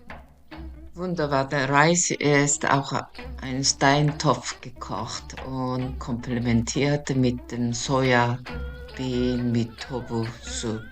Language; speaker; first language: German; non-native, fluent; Korean